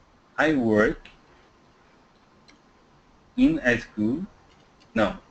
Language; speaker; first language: English; non-native, learner; Portuguese